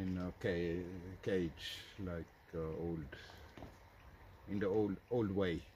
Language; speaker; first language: English; non-native, learner; Norwegian